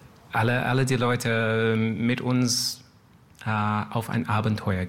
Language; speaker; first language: German; non-native, learner; French